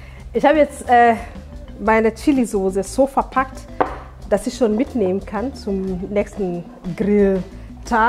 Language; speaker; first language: German; non-native, fluent; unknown